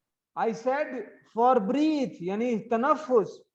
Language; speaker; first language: English; non-native, learner; Arabic